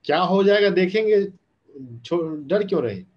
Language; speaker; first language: Hindi; native; Hindi